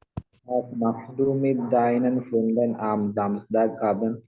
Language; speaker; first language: German; non-native, learner; Malayalam